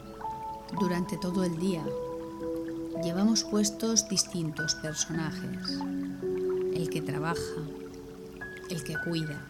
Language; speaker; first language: Spanish; native; Spanish